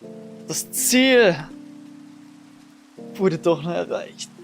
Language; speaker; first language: German; native; German